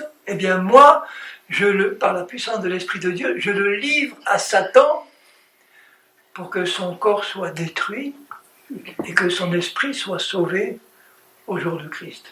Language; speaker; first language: French; native; French